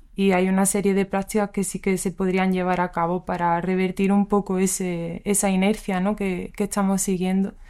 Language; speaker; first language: Spanish; early bilingual, other home language; English